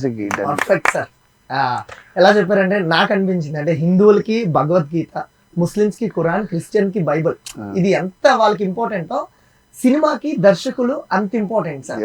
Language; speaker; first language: Telugu; native; Telugu